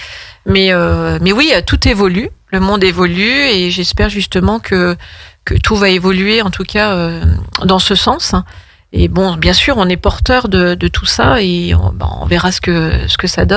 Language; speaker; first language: French; native; French